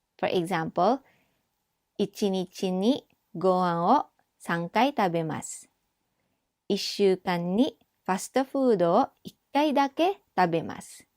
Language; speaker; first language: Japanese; non-native, fluent; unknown